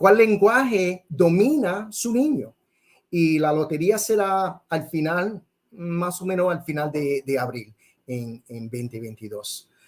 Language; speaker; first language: Spanish; early bilingual, heritage; Spanish